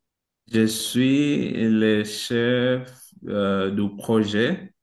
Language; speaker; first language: French; non-native, learner; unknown